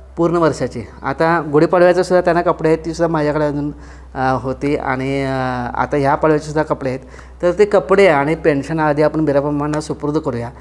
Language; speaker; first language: Marathi; native; Marathi